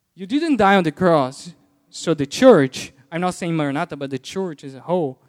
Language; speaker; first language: English; non-native, fluent; Portuguese